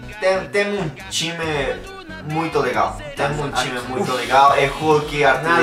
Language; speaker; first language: Portuguese; non-native, learner; Spanish